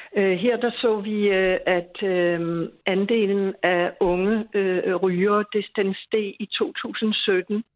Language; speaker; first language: Danish; native; Danish